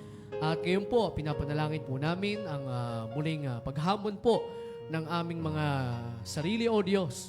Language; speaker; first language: Filipino; native; Filipino